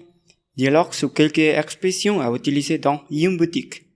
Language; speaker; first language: French; non-native, learner; Spanish